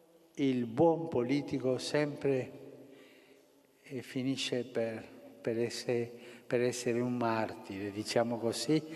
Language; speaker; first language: Italian; non-native, fluent; Spanish